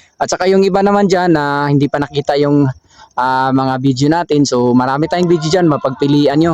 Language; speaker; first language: Filipino; non-native, local second language; Cebuano